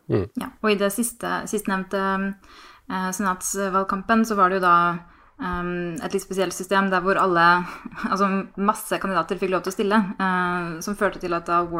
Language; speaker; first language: Norwegian; native; Norwegian